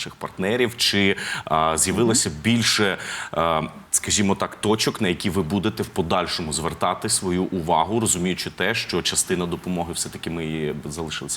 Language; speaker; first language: Ukrainian; native; Ukrainian